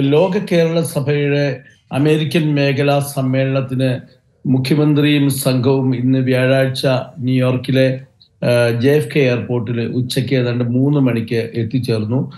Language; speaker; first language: Malayalam; native; Malayalam